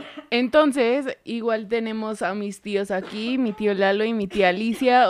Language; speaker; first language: Spanish; early bilingual, heritage; Spanish